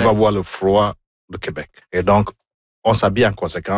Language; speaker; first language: French; non-native, fluent; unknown